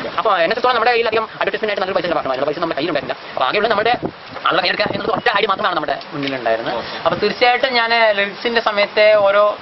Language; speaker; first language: Malayalam; non-native, local second language; Hindi